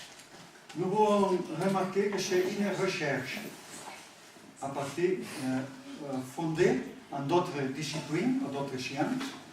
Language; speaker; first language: French; non-native, learner; Catalan